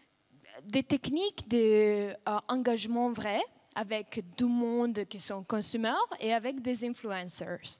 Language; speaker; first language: French; non-native, fluent; Russian